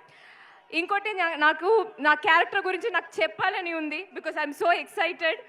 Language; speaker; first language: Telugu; non-native, fluent; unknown